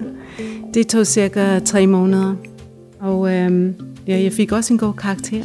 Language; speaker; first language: Danish; non-native, fluent; English